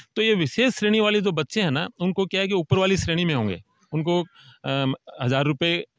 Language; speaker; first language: Hindi; native; Hindi